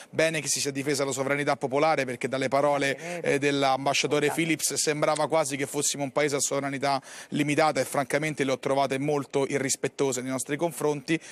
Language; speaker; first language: Italian; native; Italian